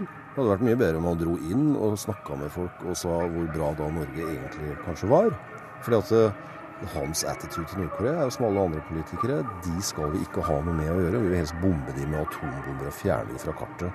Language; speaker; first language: Norwegian; native; Norwegian